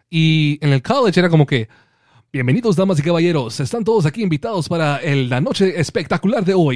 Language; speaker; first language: Spanish; early bilingual, heritage; Spanish